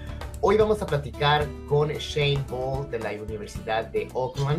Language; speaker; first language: Spanish; native; Spanish